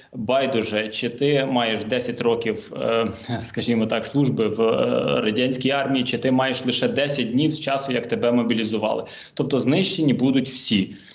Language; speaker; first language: Ukrainian; native; Ukrainian